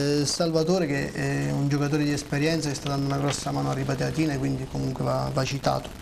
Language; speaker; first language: Italian; native; Italian